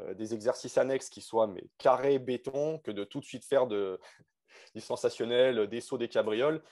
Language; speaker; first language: French; native; French